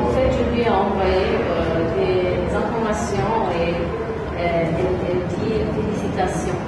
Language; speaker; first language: French; non-native, fluent; German